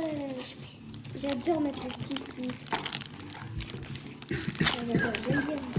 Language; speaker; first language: French; native; French